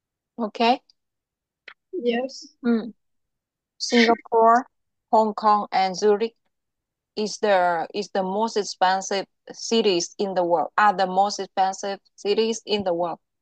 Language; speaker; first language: English; non-native, local second language; Vietnamese